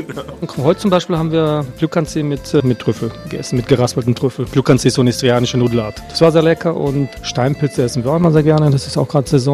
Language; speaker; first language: German; native; German